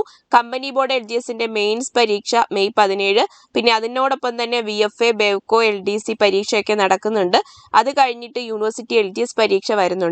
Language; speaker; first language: Malayalam; native; Malayalam